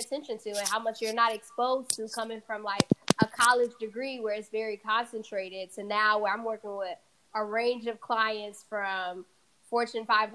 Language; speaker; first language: English; early bilingual, other home language; Fula